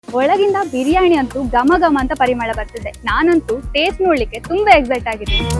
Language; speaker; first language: Kannada; native; Kannada